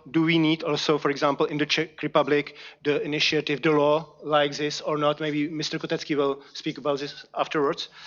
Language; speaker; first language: English; non-native, fluent; Czech